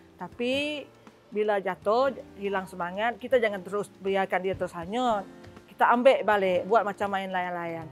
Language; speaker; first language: Malay; non-native, local second language; Iban